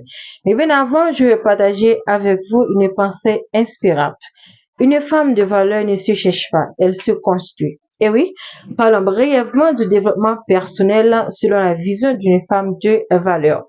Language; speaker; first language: French; non-native, local second language; Haitian Creole